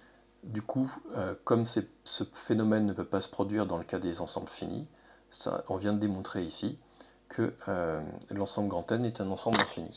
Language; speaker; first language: French; native; French